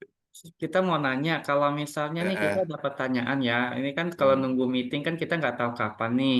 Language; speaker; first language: Indonesian; native; Indonesian